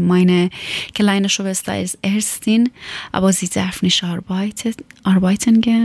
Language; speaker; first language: German; non-native, learner; Persian